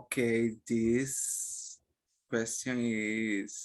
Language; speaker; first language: English; non-native, learner; Spanish